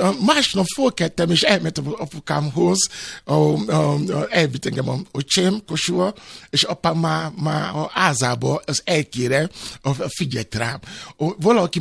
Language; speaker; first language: Hungarian; non-native, fluent; Yoruba